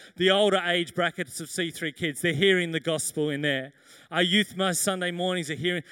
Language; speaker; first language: English; native; English